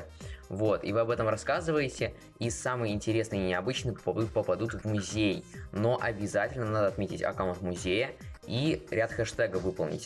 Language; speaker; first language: Russian; native; Russian